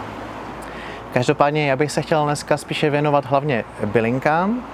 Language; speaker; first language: Czech; native; Czech